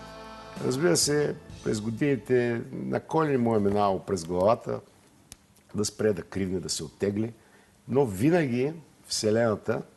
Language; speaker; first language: Bulgarian; native; Bulgarian